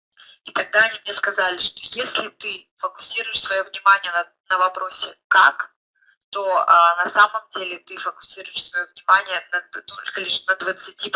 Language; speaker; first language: Russian; native; Russian